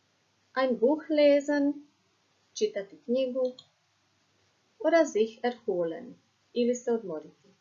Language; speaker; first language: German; non-native, fluent; Croatian